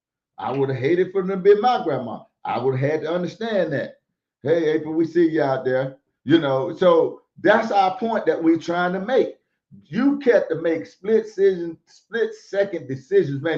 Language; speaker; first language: English; native; English